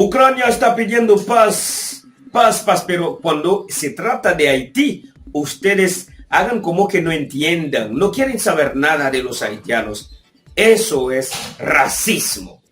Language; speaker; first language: Spanish; non-native, fluent; Haitian Creole